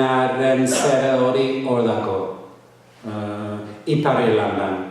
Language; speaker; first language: Basque; non-native, learner; English